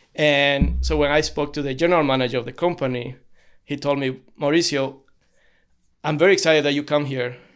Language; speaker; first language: English; non-native, fluent; Spanish